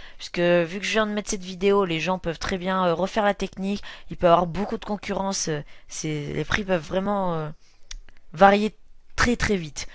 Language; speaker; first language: French; native; French